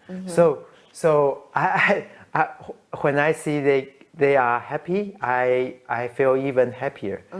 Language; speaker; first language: English; non-native, learner; Chinese